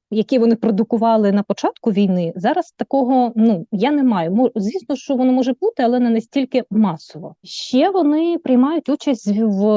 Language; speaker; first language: Ukrainian; native; Ukrainian